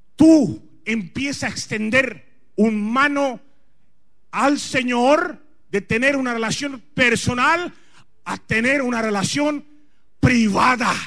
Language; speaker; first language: Spanish; non-native, fluent; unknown